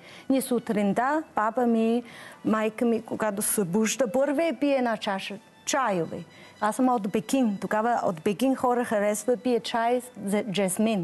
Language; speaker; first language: Bulgarian; non-native, learner; Chinese